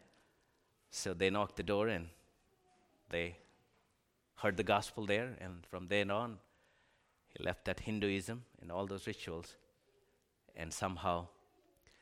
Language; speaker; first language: English; non-native, local second language; Telugu